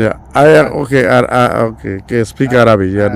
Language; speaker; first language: English; non-native, learner; Urdu